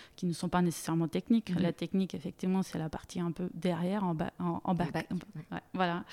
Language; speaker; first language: French; non-native, fluent; Bulgarian